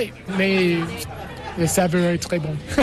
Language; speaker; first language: French; non-native, learner; English